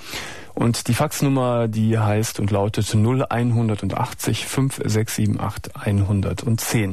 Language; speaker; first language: German; native; German